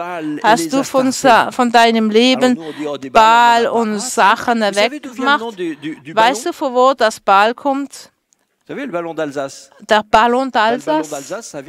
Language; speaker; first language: German; non-native, fluent; French